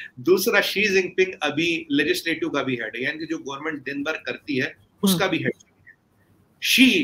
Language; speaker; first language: Hindi; native; Hindi